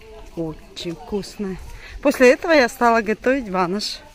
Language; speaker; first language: Russian; native; Russian